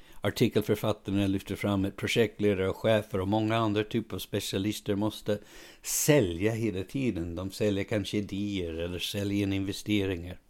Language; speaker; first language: Swedish; non-native, fluent; English